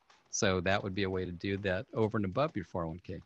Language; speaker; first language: English; native; English